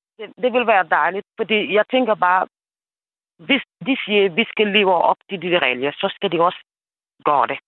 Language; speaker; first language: Danish; non-native, fluent; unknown